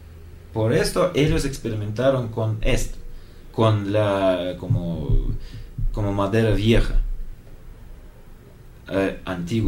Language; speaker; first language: Spanish; non-native, learner; Russian